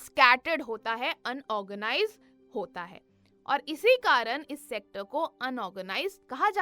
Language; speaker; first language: Hindi; native; Hindi